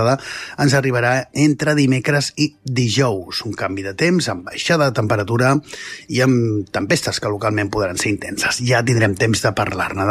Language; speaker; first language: Catalan; native; Catalan